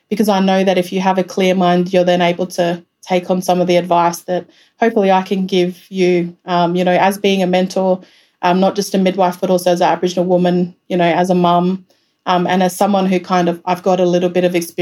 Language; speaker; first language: English; native; English